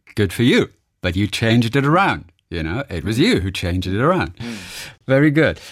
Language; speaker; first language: English; non-native, fluent; German